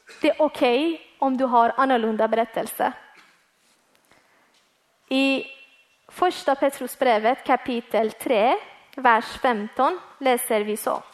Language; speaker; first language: Swedish; early bilingual, other home language; Persian